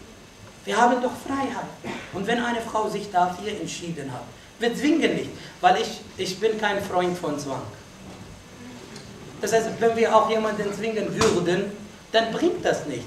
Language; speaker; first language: German; non-native, fluent; Arabic